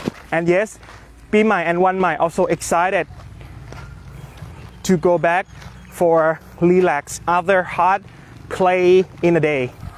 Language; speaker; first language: English; non-native, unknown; Thai